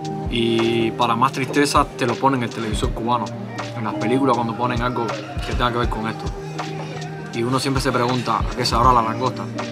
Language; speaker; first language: Spanish; native; Spanish